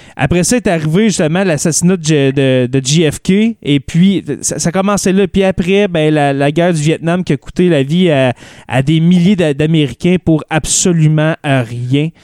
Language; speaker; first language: French; native; French